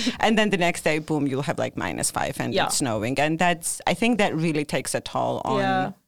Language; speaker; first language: English; non-native, fluent; Georgian